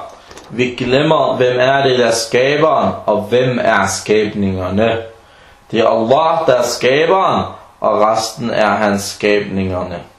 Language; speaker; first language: Danish; non-native, fluent; Arabic